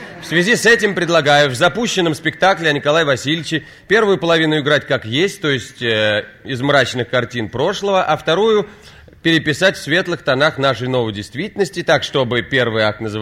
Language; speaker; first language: Russian; native; Russian